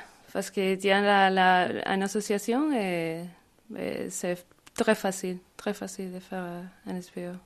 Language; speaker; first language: French; non-native, learner; Spanish